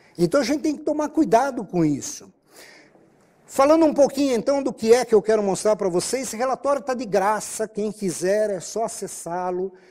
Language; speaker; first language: Portuguese; native; Portuguese